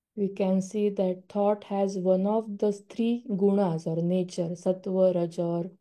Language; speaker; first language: English; non-native, local second language; Marathi